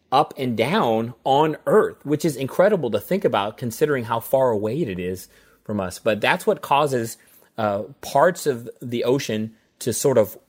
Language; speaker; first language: English; native; English